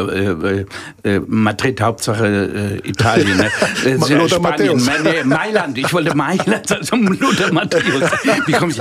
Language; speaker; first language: German; native; German